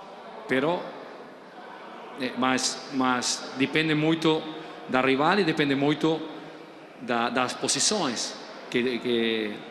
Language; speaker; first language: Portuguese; non-native, learner; Spanish